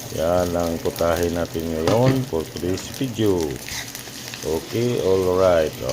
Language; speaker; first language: Filipino; non-native, local second language; Cebuano